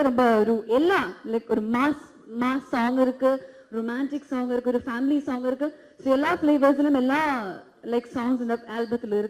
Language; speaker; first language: Tamil; non-native, fluent; Malayalam